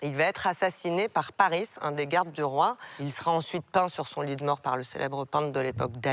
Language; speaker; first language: French; native; French